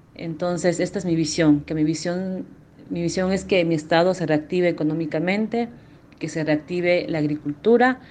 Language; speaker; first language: Spanish; native; Spanish